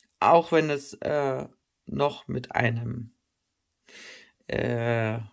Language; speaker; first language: German; native; German